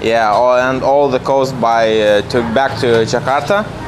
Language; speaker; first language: English; non-native, learner; Lithuanian